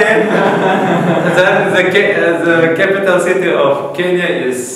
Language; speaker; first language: English; non-native, fluent; Uzbek